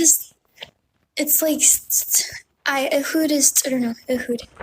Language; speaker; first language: English; early bilingual, heritage; Amharic